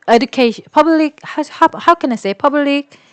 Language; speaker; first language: English; non-native, learner; Korean